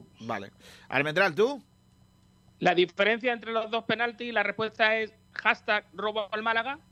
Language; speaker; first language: Spanish; native; Spanish